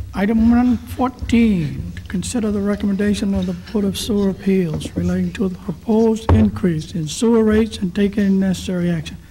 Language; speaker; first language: English; native; English